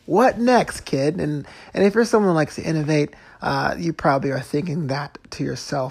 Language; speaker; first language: English; native; English